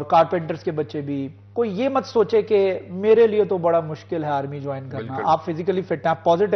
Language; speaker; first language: Hindi; non-native, local second language; Punjabi